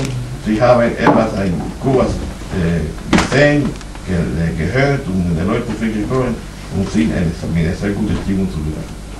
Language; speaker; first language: German; non-native, fluent; Spanish